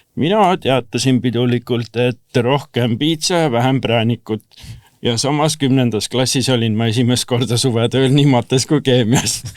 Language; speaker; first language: Estonian; native; Estonian